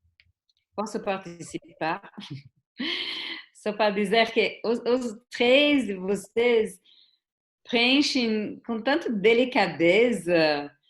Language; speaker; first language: Portuguese; non-native, fluent; German